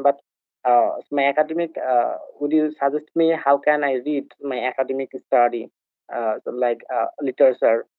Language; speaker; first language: English; non-native, learner; Bangla